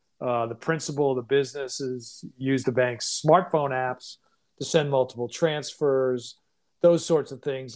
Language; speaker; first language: English; native; English